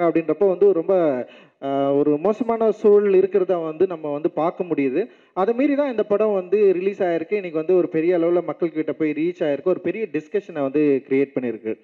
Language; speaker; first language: Tamil; native; Tamil